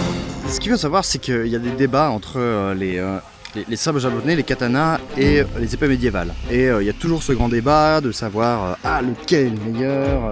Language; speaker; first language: French; native; French